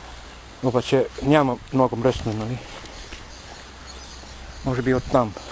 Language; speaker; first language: Bulgarian; non-native, learner; Finnish